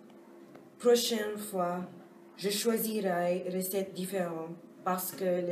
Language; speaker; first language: French; non-native, learner; English